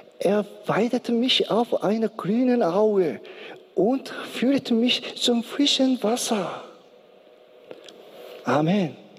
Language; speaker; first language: German; non-native, learner; Korean